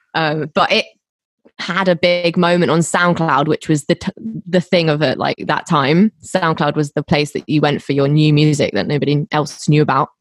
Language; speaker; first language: English; native; English